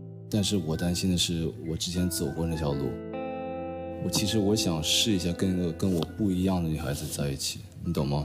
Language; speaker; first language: Chinese; non-native, learner; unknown